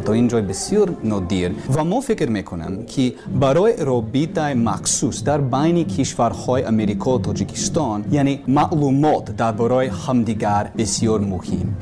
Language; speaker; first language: Persian; non-native, learner; English